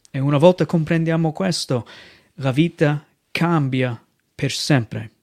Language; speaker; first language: Italian; non-native, fluent; English